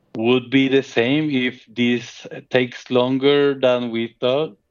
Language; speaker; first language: English; non-native, fluent; Spanish